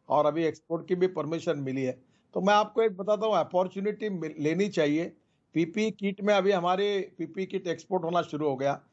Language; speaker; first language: Hindi; non-native, local second language; Marathi